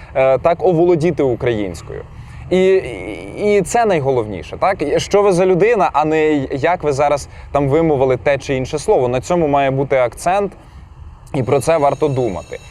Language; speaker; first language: Ukrainian; native; Ukrainian